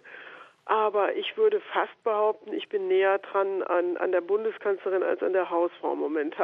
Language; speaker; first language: German; native; German